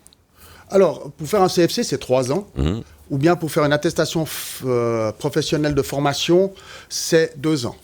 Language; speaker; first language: French; native; French